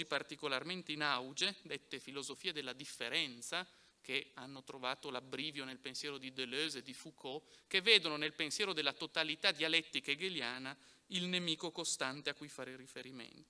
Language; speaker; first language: Italian; native; Italian